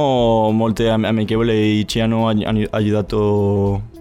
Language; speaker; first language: Italian; non-native, learner; Spanish